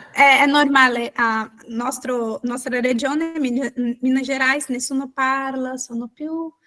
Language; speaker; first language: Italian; non-native, fluent; Portuguese